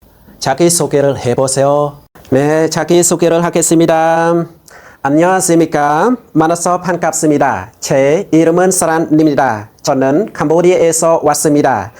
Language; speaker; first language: Korean; non-native, learner; Khmer